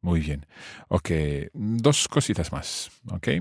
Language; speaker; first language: Spanish; non-native, fluent; English